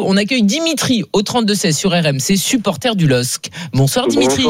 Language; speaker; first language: French; native; French